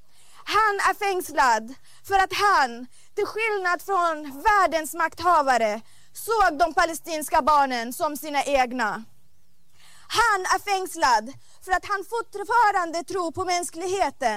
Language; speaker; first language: Swedish; non-native, fluent; Arabic